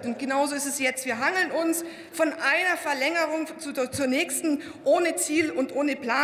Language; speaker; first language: German; native; German